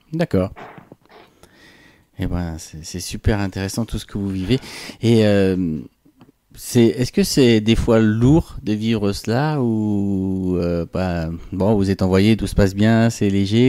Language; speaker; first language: French; native; French